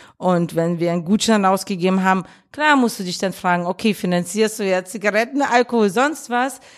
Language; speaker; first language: German; early bilingual, other home language; Russian